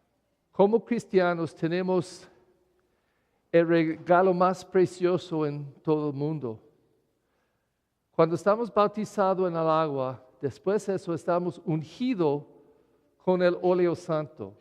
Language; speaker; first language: Spanish; non-native, learner; English